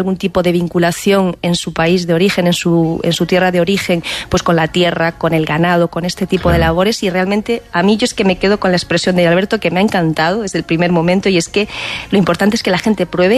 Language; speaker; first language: Spanish; native; Spanish